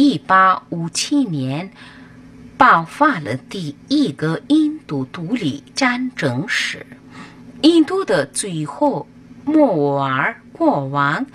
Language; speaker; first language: Chinese; non-native, learner; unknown